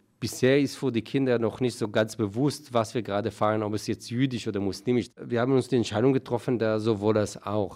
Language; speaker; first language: German; non-native, fluent; Hebrew